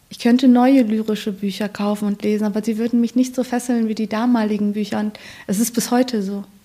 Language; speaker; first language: German; native; German